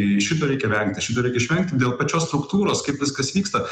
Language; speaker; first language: Lithuanian; native; Lithuanian